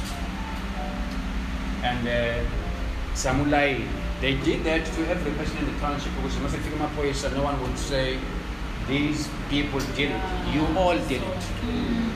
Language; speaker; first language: English; non-native, local second language; Zulu